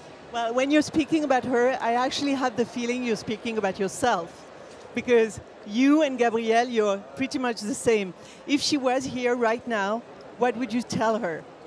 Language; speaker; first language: English; non-native, fluent; French